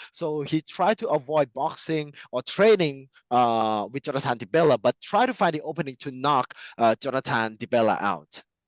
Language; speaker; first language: English; non-native, fluent; Thai